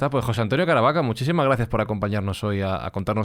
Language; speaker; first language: Spanish; native; Spanish